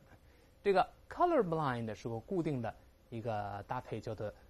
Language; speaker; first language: Chinese; native; Chinese